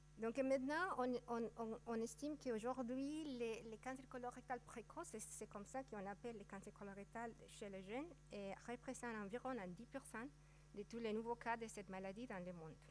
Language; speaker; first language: French; non-native, fluent; Spanish